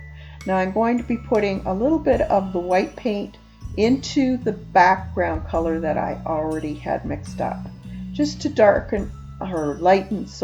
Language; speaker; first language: English; native; English